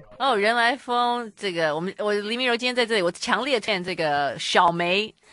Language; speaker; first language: Chinese; native; Chinese